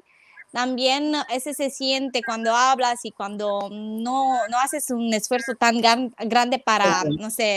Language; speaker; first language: Spanish; non-native, fluent; Romanian